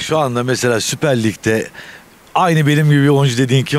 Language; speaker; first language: Turkish; native; Turkish